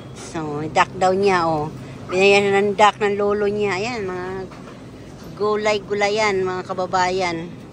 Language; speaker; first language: Filipino; non-native, local second language; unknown